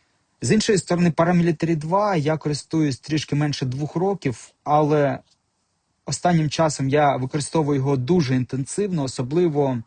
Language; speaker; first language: Ukrainian; native; Ukrainian